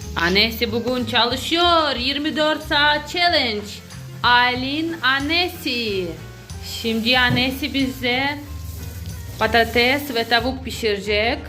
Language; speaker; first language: Turkish; non-native, learner; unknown